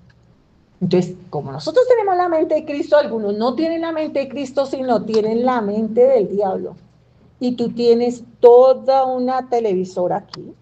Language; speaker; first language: Spanish; native; Spanish